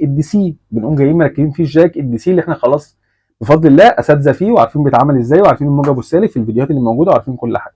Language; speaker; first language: Arabic; native; Arabic